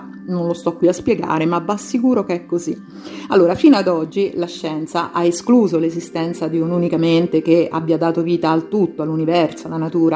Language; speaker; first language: Italian; native; Italian